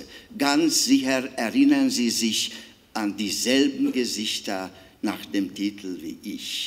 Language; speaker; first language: German; non-native, fluent; Hungarian